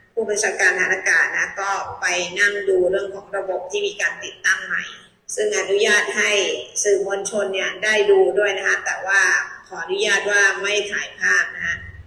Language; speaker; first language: Thai; native; Thai